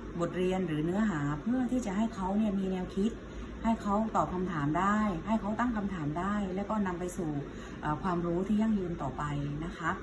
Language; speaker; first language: Thai; native; Thai